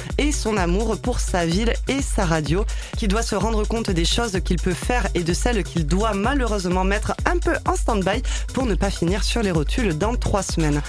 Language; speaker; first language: French; native; French